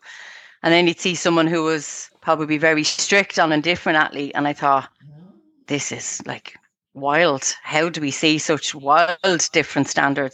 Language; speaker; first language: English; native; English